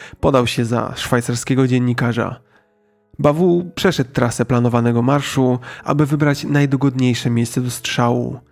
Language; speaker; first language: Polish; native; Polish